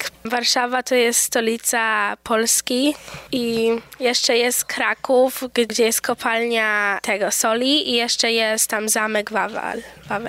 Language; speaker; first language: Polish; early bilingual, heritage; Polish